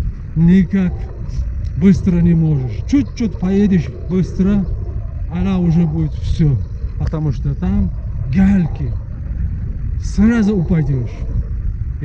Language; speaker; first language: Russian; non-native, fluent; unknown